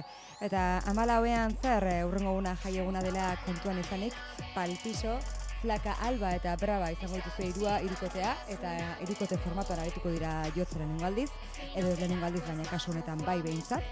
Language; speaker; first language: Basque; native; Basque